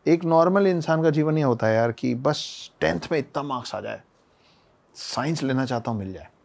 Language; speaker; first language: Hindi; native; Hindi